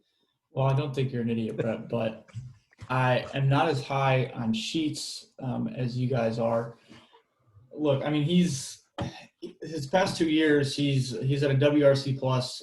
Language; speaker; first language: English; native; English